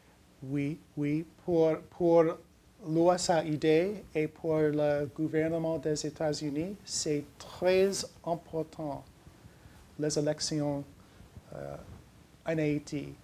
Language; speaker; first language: French; non-native, learner; English